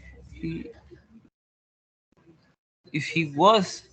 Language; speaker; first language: English; non-native, learner; Spanish